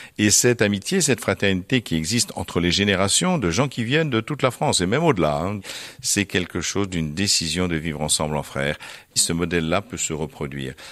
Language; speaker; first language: French; native; French